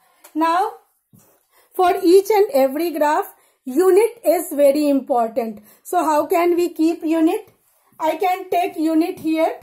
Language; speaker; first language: English; non-native, local second language; Hindi